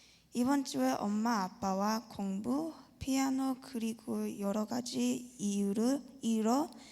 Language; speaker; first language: Korean; early bilingual, heritage; Korean